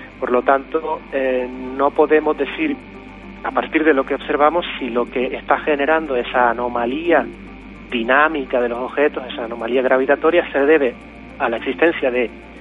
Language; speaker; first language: Spanish; native; Spanish